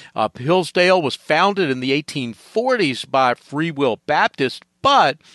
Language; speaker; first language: English; native; English